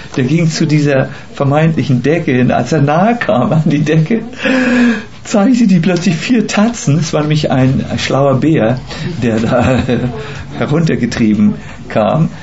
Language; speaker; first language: German; native; German